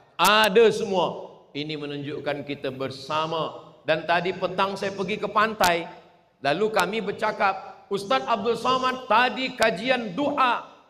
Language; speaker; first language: Malay; native; Malay